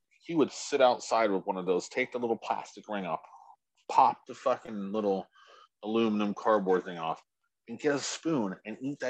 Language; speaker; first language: English; native; English